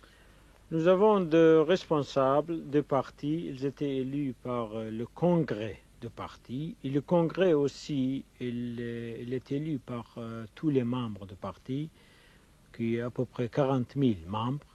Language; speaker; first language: French; non-native, fluent; Kurdish